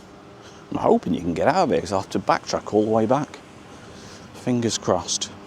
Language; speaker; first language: English; native; English